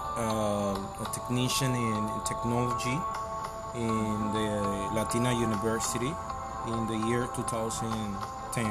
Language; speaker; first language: English; non-native, fluent; Spanish